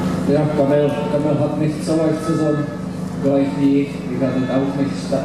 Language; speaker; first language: German; non-native, learner; Czech